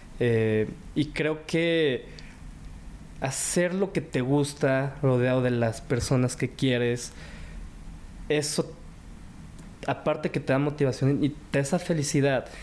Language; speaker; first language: Spanish; early bilingual, other home language; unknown